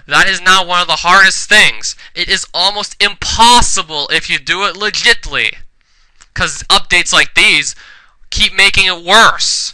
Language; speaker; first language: English; native; English